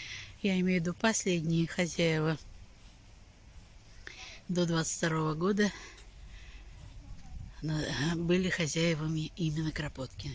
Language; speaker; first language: Russian; native; Russian